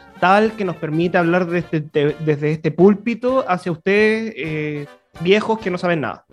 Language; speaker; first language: Spanish; native; Spanish